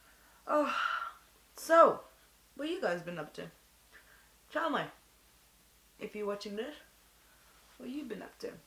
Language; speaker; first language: English; non-native, fluent; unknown